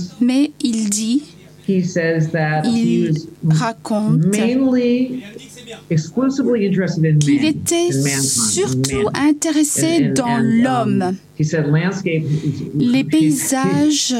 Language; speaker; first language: French; non-native, learner; English